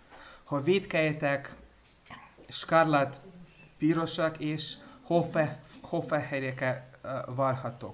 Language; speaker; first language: Hungarian; non-native, fluent; English